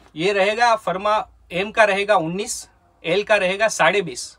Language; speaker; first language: Hindi; non-native, local second language; Gujarati